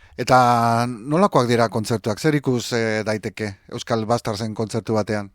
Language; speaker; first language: Basque; native; Basque